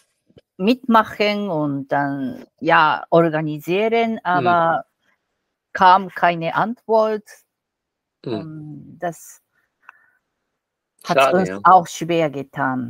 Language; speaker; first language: German; non-native, fluent; Japanese